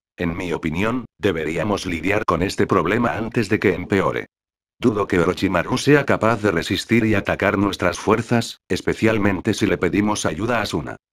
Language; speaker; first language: Spanish; native; Spanish